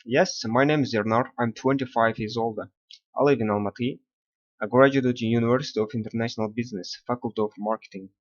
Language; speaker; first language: English; non-native, learner; Kazakh